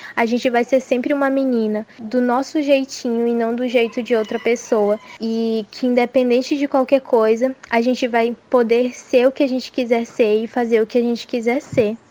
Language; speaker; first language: Portuguese; native; Portuguese